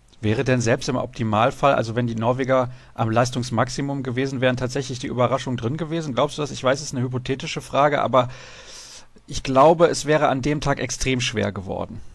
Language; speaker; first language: German; native; German